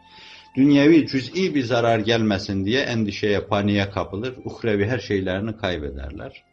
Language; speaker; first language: Turkish; native; Turkish